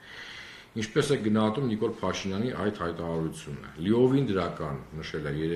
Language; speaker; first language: Armenian; native; Armenian